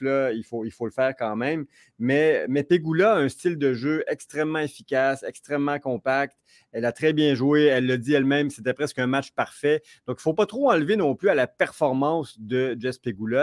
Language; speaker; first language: French; native; French